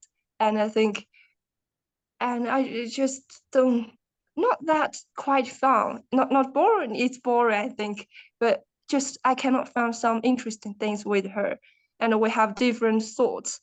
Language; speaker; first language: English; non-native, learner; Chinese